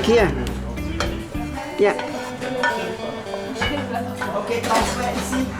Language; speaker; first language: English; non-native, learner; Khmer